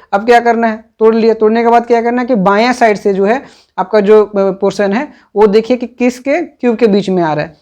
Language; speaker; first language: Hindi; native; Hindi